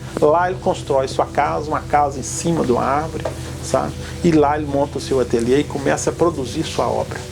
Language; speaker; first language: Portuguese; native; Portuguese